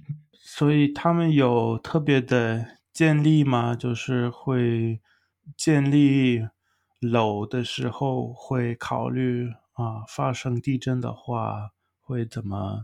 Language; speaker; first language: Chinese; non-native, fluent; English